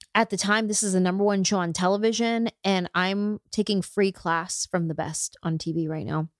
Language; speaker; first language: English; native; English